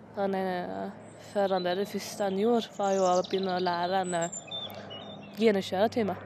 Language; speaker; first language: Norwegian; native; Norwegian